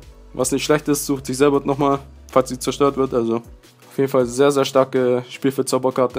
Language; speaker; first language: German; native; German